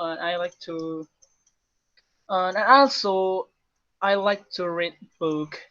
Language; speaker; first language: English; non-native, learner; Indonesian